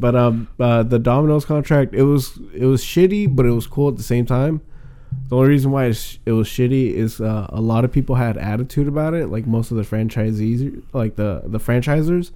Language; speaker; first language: English; early bilingual, other home language; Spanish